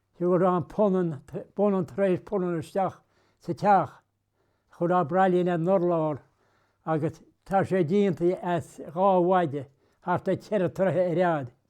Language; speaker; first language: Irish; native; Irish